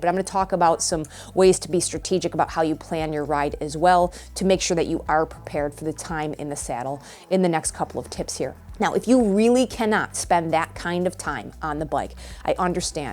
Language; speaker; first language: English; native; English